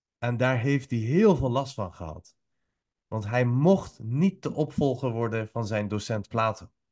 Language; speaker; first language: Dutch; early bilingual, other home language; Persian